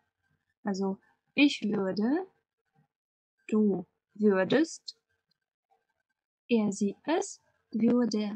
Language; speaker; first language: German; non-native, fluent; Russian